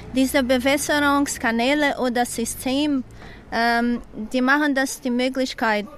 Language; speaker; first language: German; non-native, learner; Portuguese